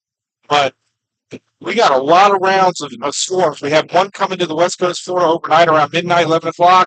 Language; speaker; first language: English; native; English